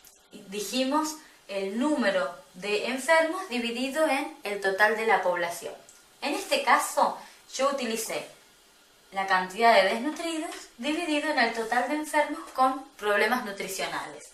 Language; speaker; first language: Spanish; native; Spanish